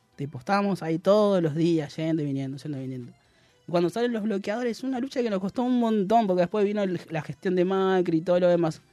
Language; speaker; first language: Spanish; native; Spanish